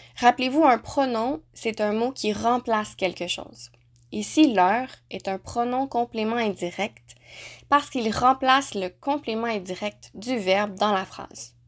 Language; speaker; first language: French; native; French